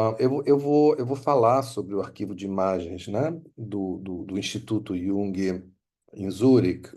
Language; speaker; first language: Portuguese; early bilingual, other home language; Italian